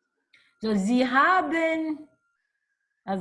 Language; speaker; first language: German; non-native, learner; Italian